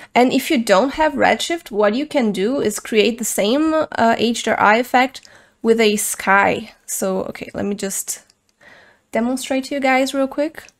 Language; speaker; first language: English; non-native, fluent; Portuguese